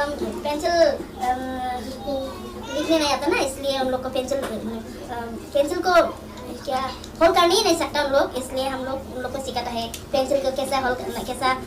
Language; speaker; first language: Hindi; non-native, local second language; Garo